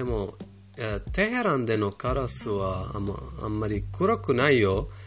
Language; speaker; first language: Japanese; non-native, fluent; Persian